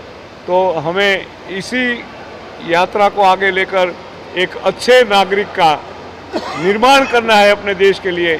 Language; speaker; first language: Hindi; native; Hindi